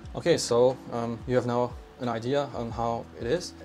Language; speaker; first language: English; non-native, fluent; German